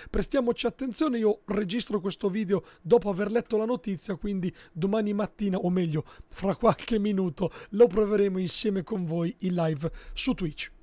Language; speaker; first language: Italian; native; Italian